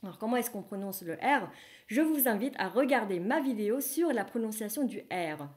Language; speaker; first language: French; non-native, fluent; Vietnamese